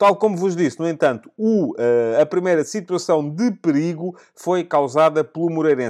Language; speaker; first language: Portuguese; native; Portuguese